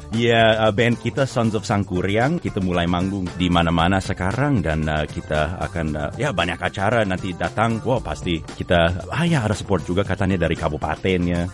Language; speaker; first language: Indonesian; non-native, fluent; English